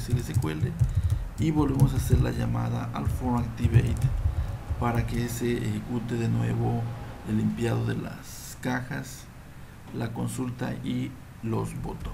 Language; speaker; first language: Spanish; native; Spanish